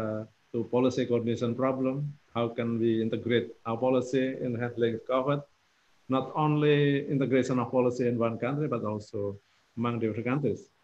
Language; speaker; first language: English; non-native, fluent; Indonesian